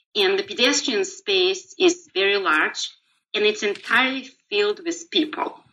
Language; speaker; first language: English; non-native, fluent; Russian